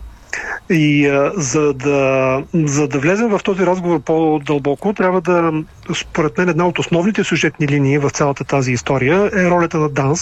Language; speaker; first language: Bulgarian; native; Bulgarian